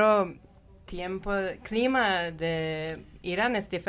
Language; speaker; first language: Spanish; non-native, learner; Persian